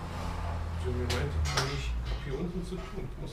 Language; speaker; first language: German; native; German